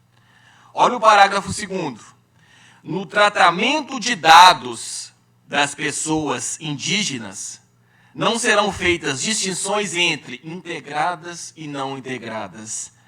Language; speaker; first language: Portuguese; native; Portuguese